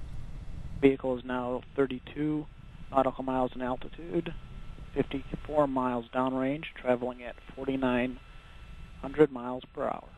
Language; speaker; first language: English; native; English